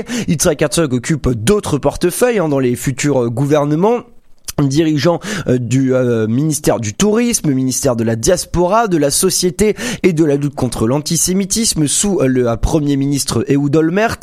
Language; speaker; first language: French; native; French